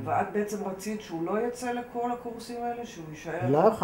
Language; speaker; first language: Hebrew; native; Hebrew